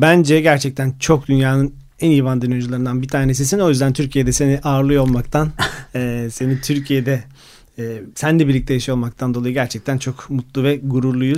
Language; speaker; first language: Turkish; native; Turkish